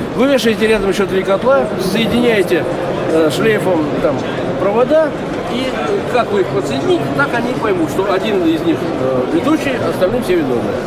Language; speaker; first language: Russian; native; Russian